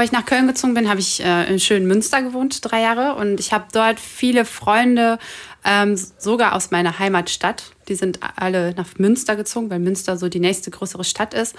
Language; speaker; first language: German; native; German